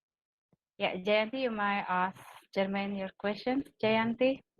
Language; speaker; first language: English; non-native, fluent; Indonesian